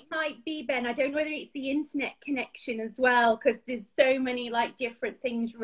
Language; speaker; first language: English; native; English